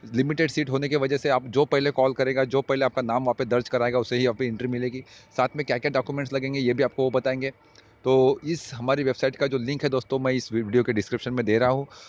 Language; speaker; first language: Hindi; non-native, local second language; Marathi